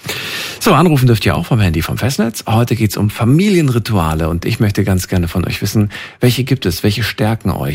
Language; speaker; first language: German; native; German